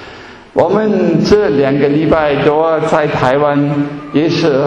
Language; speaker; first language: Chinese; non-native, fluent; German